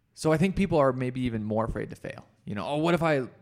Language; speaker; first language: English; native; English